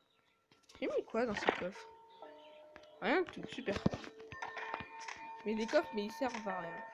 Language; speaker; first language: French; native; French